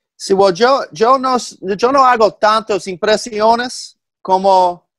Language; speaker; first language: Spanish; non-native, fluent; English